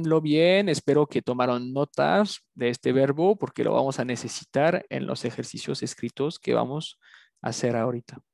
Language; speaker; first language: Spanish; non-native, fluent; French